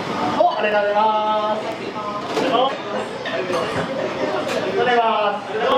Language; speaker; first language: Japanese; native; Japanese